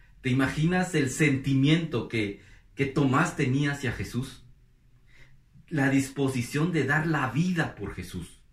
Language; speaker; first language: Spanish; native; Spanish